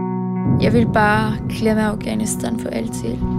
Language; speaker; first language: Danish; early bilingual, other home language; Persian